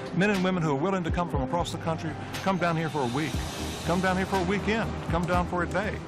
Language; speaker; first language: English; native; English